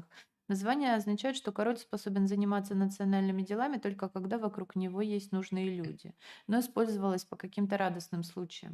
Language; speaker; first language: Russian; native; Russian